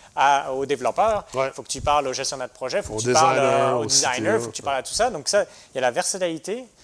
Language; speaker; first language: French; native; French